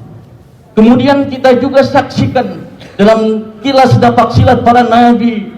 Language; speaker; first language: Indonesian; native; Indonesian